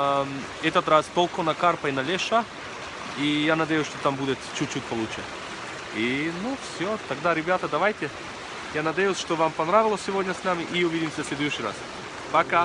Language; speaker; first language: Russian; early bilingual, heritage; Russian